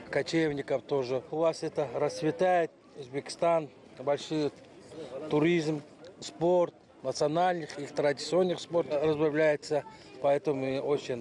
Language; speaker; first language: Russian; non-native, learner; Mongolian